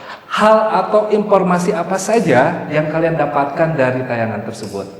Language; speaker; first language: Indonesian; native; Indonesian